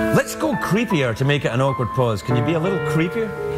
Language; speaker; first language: English; native; English